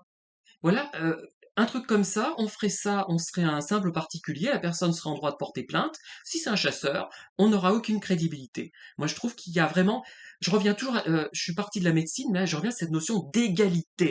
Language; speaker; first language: French; native; French